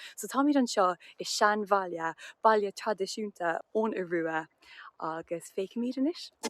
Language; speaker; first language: Irish; non-native, local second language; English